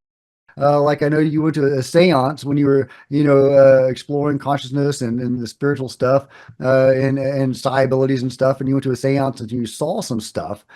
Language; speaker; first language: English; native; English